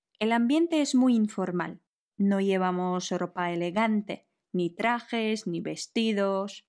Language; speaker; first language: Spanish; non-native, fluent; Polish